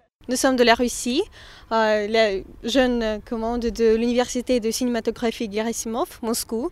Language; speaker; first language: French; non-native, fluent; Russian